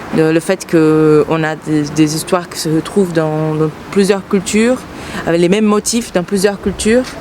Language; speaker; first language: French; non-native, fluent; Portuguese